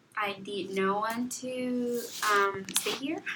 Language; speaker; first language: English; non-native, fluent; Portuguese